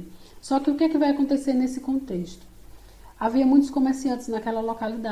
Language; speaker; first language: Portuguese; native; Portuguese